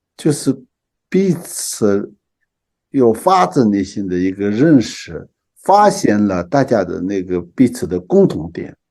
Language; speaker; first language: Chinese; non-native, local second language; Tibetan